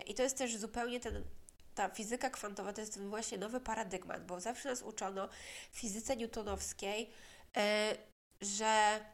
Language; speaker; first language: Polish; native; Polish